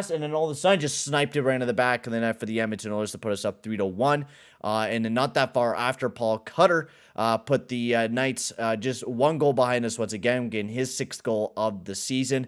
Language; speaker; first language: English; native; English